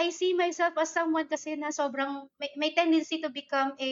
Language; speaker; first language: English; non-native, local second language; Filipino